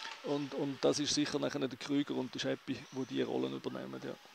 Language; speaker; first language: German; native; German